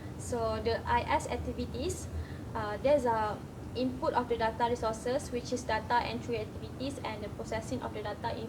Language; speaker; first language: English; non-native, learner; Malay